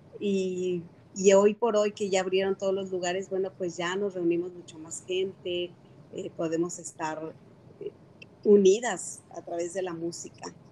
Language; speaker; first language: Spanish; native; Spanish